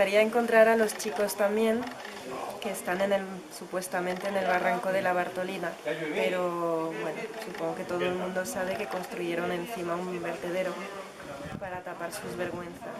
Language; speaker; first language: Spanish; early bilingual, heritage; French